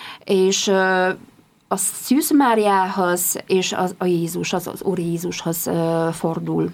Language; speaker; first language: Hungarian; non-native, fluent; Polish